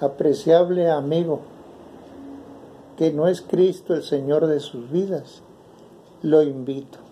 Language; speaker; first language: Spanish; native; Spanish